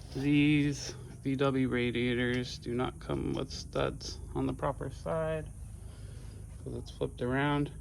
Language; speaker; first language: English; native; English